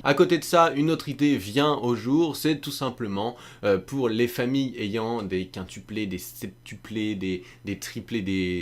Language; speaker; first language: French; native; French